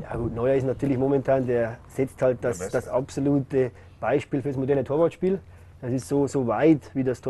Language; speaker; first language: German; native; German